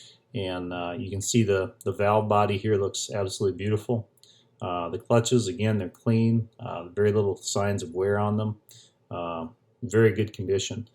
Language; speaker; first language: English; native; English